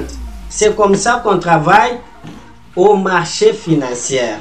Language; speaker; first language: French; non-native, fluent; Portuguese